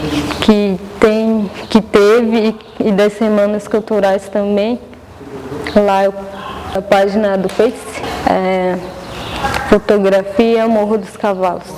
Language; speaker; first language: Portuguese; non-native, local second language; Guarani